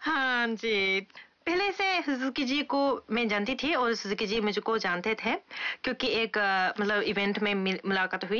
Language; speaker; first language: Hindi; non-native, fluent; Japanese